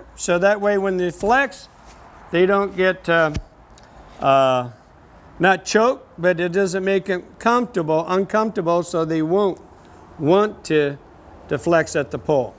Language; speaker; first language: English; native; English